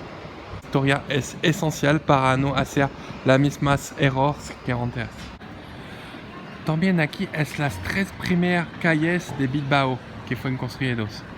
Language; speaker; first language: Spanish; non-native, learner; French